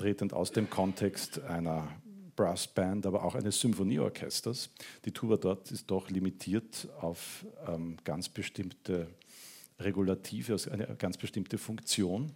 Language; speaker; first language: German; native; German